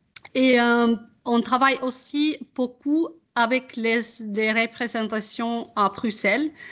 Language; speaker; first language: French; non-native, fluent; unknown